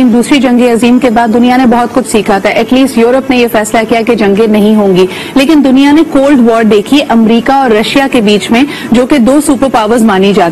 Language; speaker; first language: Urdu; native; Urdu